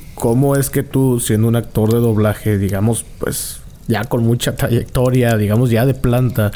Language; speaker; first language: Spanish; native; Spanish